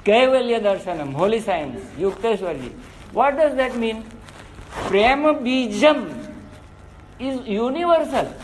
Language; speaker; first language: English; non-native, local second language; Gujarati